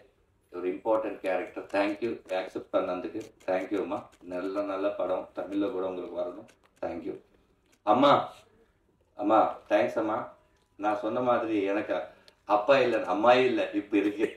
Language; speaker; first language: Tamil; non-native, learner; Telugu